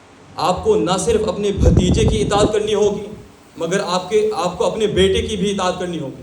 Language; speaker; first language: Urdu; early bilingual, heritage; Urdu